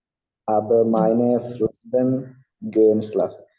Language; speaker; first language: German; non-native, learner; Malayalam